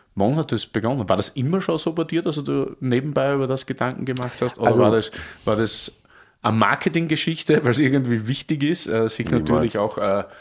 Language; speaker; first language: German; native; German